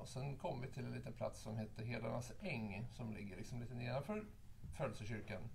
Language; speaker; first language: Swedish; native; Swedish